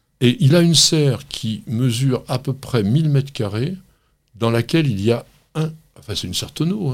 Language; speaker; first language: French; native; French